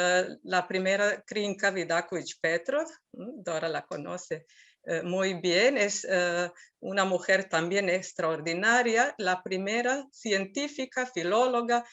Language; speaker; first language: Spanish; non-native, fluent; Serbian